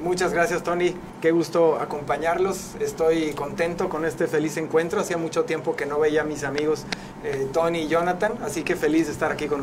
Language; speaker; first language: Spanish; native; Spanish